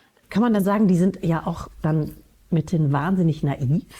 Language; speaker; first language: German; native; German